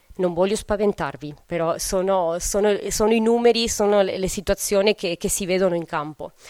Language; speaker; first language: Italian; non-native, fluent; Spanish